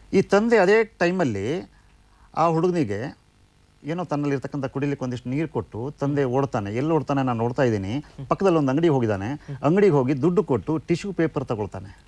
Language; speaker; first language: Kannada; native; Kannada